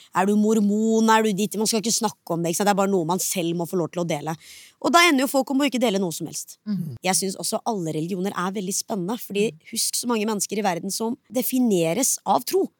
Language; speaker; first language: Norwegian; early bilingual, other home language; Hindi